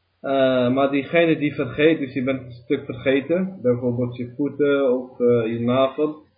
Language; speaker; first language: Dutch; early bilingual, other home language; Arabic